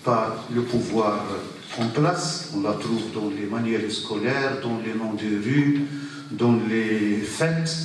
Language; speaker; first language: French; non-native, local second language; Arabic